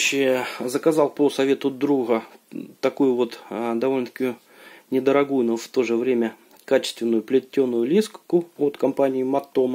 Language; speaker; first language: Russian; native; Russian